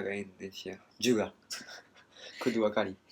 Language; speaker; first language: Indonesian; non-native, learner; Japanese